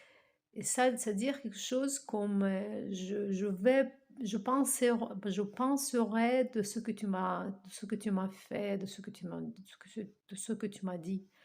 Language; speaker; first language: French; non-native, fluent; Russian